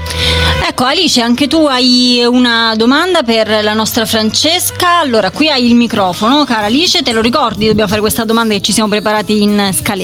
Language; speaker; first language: Italian; native; Italian